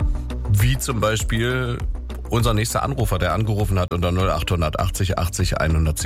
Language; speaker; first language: German; native; German